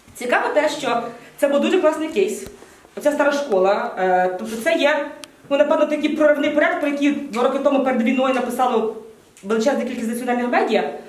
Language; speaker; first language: Ukrainian; native; Ukrainian